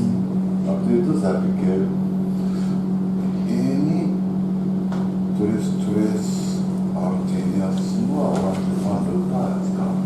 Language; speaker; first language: Indonesian; non-native, learner; Japanese